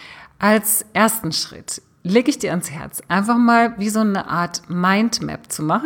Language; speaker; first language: German; native; German